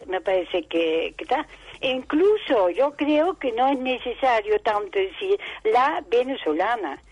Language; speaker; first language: Spanish; non-native, fluent; Dutch